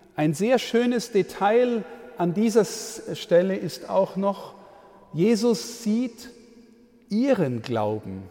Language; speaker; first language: German; native; German